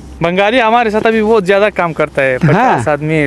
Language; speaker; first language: Hindi; non-native, fluent; Pashto